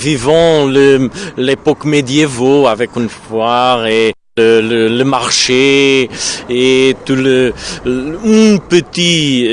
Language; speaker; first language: French; non-native, learner; Portuguese